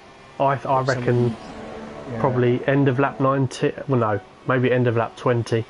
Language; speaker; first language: English; native; English